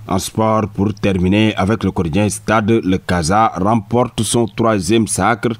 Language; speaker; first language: French; non-native, local second language; Wolof